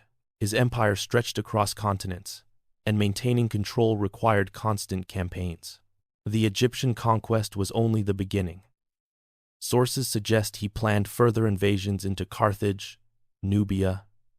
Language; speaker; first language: English; native; English